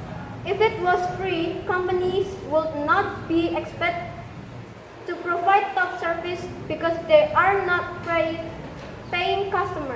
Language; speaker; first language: English; non-native, learner; Indonesian